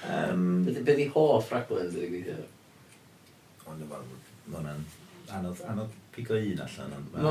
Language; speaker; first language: Welsh; early bilingual, heritage; Welsh